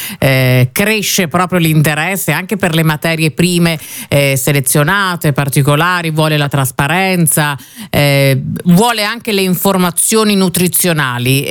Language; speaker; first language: Italian; native; Italian